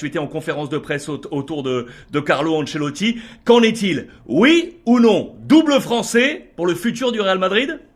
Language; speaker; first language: French; native; French